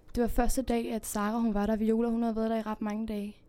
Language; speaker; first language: Danish; early bilingual, heritage; Spanish